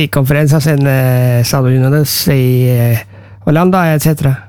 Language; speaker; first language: Spanish; non-native, learner; Norwegian